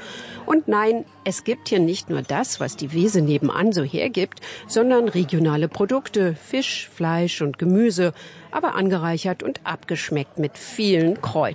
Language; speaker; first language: German; native; German